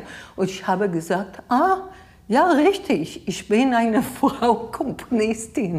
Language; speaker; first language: German; non-native, learner; Hebrew